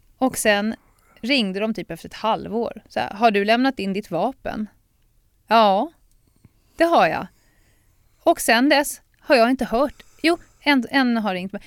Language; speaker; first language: Swedish; native; Swedish